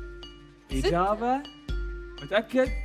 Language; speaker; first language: Arabic; native; Arabic